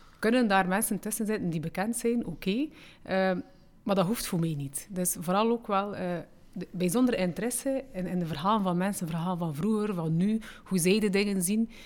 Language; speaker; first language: Dutch; early bilingual, other home language; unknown